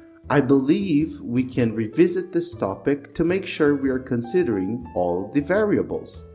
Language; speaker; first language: English; non-native, fluent; Portuguese